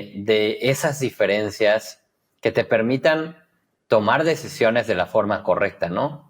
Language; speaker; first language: Spanish; native; Spanish